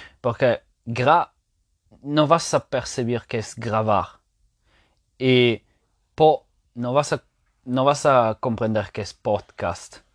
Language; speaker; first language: Spanish; non-native, fluent; French